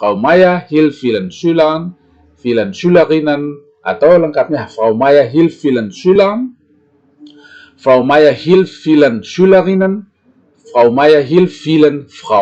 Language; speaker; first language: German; non-native, fluent; Indonesian